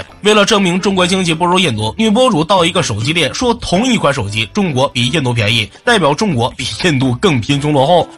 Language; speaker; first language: Chinese; native; Chinese